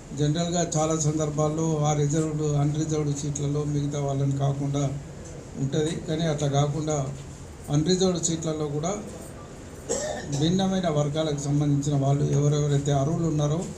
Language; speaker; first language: Telugu; native; Telugu